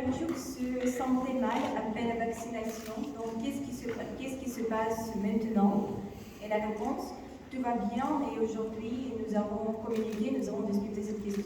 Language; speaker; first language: French; non-native, fluent; Ukrainian